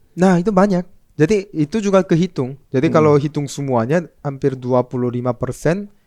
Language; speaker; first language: Indonesian; early bilingual, other home language; Korean